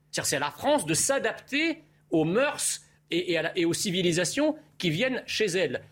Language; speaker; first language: French; early bilingual, other home language; Arabic